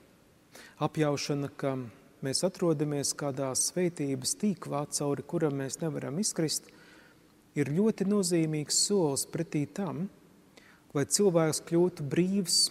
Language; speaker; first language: Latvian; native; Latvian